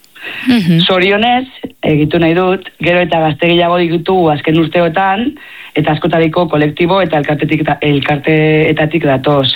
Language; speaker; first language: Basque; non-native, local second language; Spanish